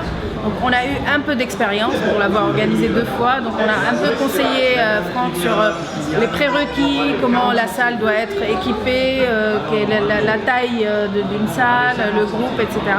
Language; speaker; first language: French; native; French